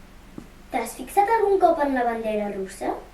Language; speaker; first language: Catalan; early bilingual, other home language; Russian